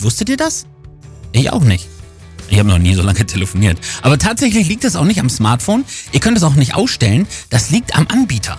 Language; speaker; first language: German; native; German